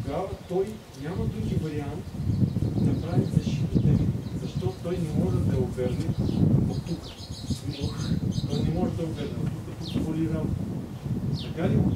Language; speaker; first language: Bulgarian; non-native, learner; Russian